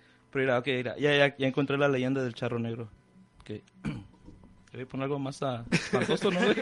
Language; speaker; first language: Spanish; native; Spanish